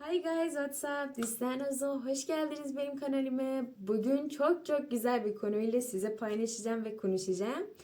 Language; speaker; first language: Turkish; non-native, fluent; Persian